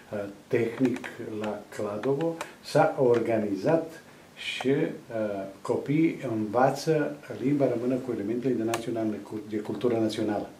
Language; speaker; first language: Romanian; non-native, local second language; Serbian